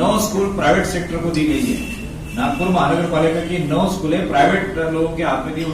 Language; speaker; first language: Hindi; non-native, local second language; Marathi